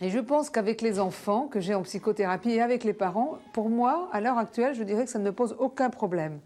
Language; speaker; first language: French; native; French